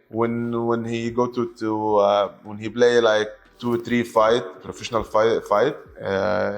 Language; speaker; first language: English; non-native, learner; Arabic